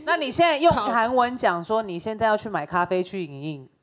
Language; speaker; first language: Chinese; native; Chinese